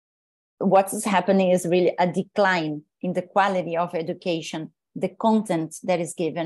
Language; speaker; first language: English; non-native, fluent; Portuguese